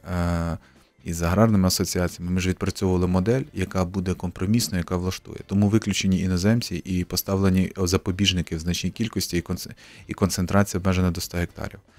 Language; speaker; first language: Ukrainian; native; Ukrainian